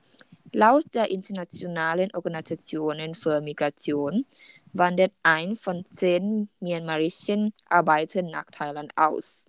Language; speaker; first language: German; non-native, learner; Thai